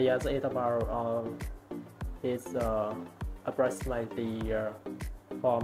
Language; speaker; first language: English; non-native, learner; Vietnamese